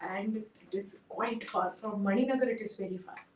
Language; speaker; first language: English; non-native, local second language; Gujarati